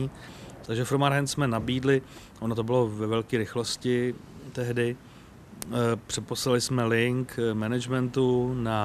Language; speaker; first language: Czech; native; Czech